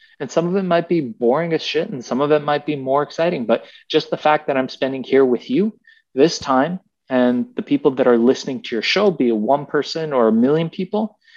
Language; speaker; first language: English; early bilingual, other home language; Persian